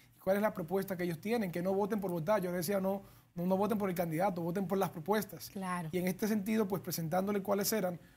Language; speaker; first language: Spanish; native; Spanish